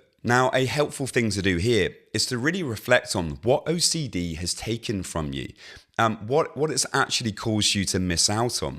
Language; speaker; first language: English; native; English